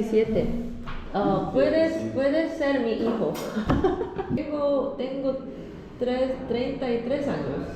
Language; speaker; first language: Spanish; non-native, learner; Korean